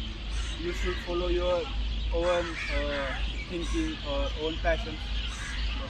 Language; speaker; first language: English; non-native, learner; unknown